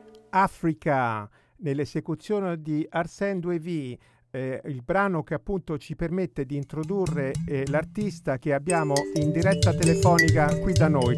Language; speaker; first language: Italian; native; Italian